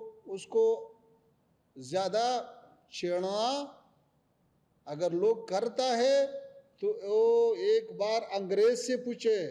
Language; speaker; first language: Hindi; non-native, fluent; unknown